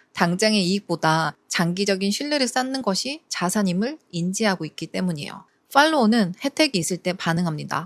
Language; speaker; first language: Korean; native; Korean